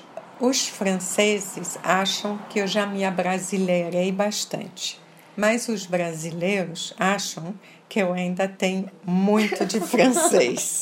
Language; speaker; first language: Portuguese; early bilingual, other home language; French